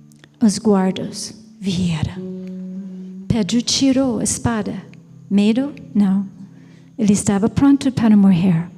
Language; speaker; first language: Portuguese; non-native, fluent; English